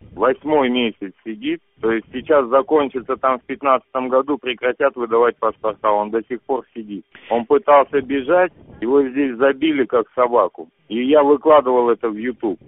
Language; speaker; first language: Russian; native; Russian